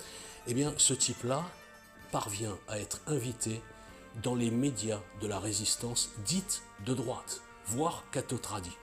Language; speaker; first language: French; native; French